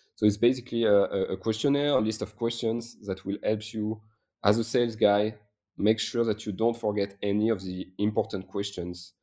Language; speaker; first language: English; non-native, fluent; French